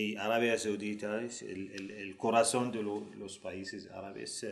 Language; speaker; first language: Spanish; non-native, fluent; Arabic